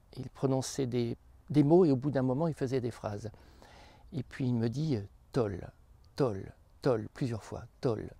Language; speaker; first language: French; native; French